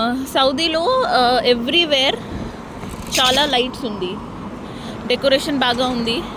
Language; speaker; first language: Telugu; non-native, learner; Marathi